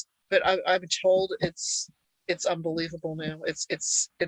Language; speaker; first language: English; early bilingual, other home language; Hungarian